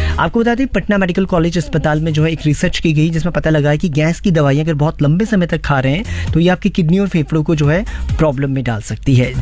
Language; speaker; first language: Hindi; native; Hindi